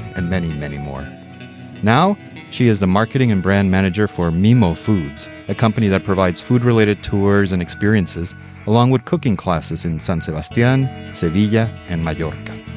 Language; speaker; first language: English; early bilingual, heritage; English